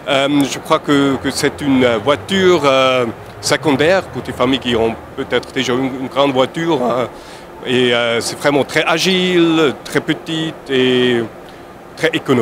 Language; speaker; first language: French; non-native, fluent; German